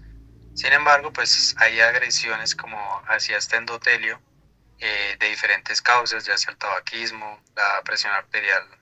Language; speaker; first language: Spanish; native; Spanish